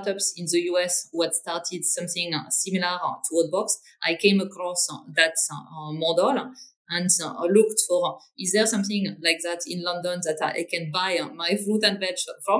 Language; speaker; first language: English; non-native, fluent; French